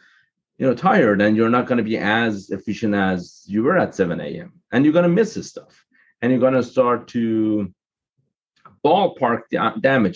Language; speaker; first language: English; non-native, fluent; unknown